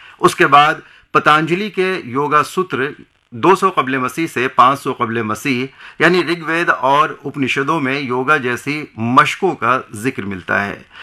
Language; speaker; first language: Urdu; native; Urdu